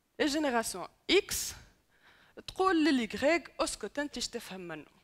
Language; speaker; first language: Arabic; native; Arabic